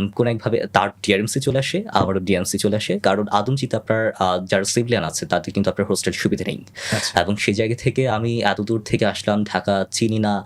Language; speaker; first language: Bangla; non-native, local second language; Chakma